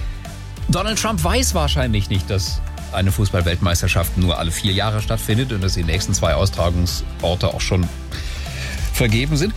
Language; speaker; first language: German; native; German